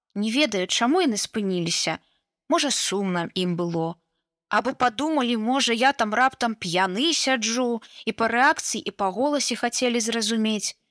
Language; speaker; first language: Belarusian; native; Belarusian